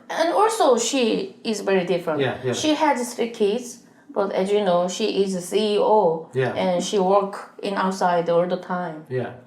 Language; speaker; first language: English; non-native, learner; Korean